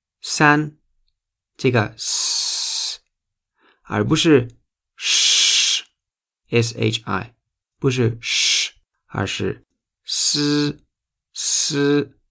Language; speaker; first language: Chinese; non-native, fluent; Spanish